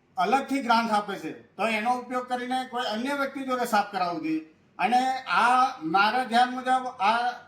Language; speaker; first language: Gujarati; non-native, local second language; Bhili